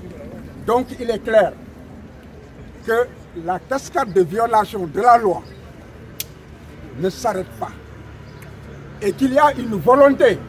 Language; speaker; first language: French; non-native, local second language; Wolof